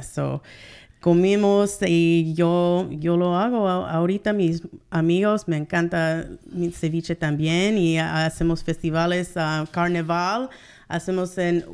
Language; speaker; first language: Spanish; early bilingual, heritage; Spanish